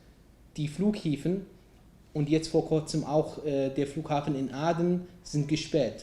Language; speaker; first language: German; non-native, fluent; Arabic